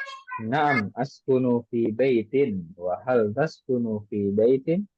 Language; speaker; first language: Arabic; non-native, fluent; Indonesian